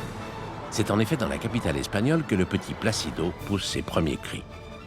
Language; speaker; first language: French; native; French